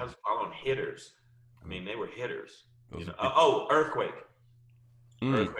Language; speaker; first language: English; native; English